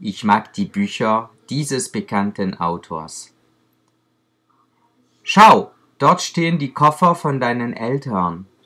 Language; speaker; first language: German; non-native, fluent; French